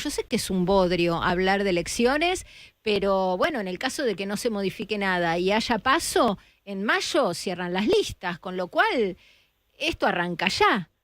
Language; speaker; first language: Spanish; native; Spanish